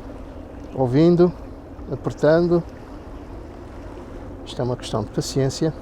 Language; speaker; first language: Portuguese; native; Portuguese